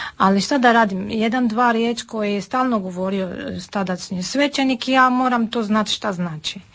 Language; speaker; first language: Serbian; non-native, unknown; Armenian